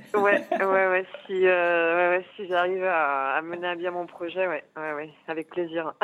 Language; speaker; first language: French; native; French